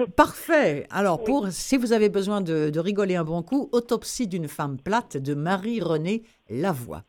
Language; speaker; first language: French; native; French